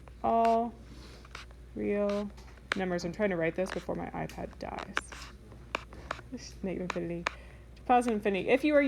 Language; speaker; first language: English; native; English